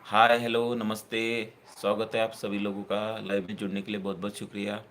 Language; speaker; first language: Hindi; non-native, local second language; Marathi